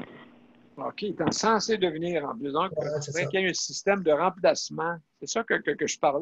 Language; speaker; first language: French; native; French